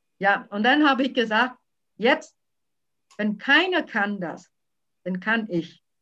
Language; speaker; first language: German; non-native, fluent; Vietnamese